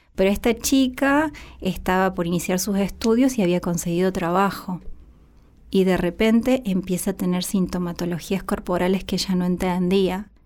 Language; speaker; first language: Spanish; native; Spanish